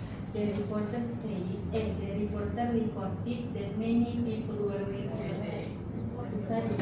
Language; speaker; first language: English; non-native, fluent; Indonesian